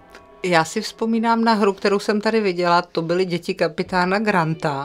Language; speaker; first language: Czech; native; Czech